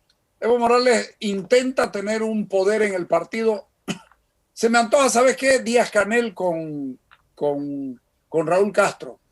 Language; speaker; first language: Spanish; native; Spanish